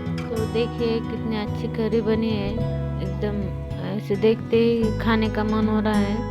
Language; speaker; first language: Hindi; non-native, local second language; Marathi